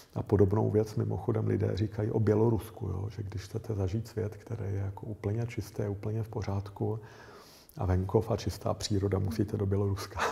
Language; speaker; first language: Czech; native; Czech